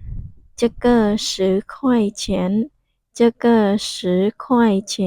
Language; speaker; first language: Chinese; non-native, fluent; Khmer